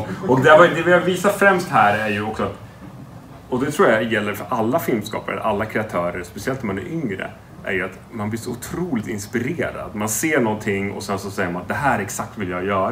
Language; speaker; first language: Swedish; native; Swedish